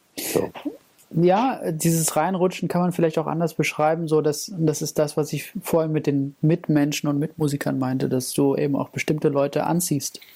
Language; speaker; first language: German; native; German